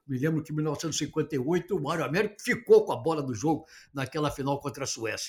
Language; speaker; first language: Portuguese; native; Portuguese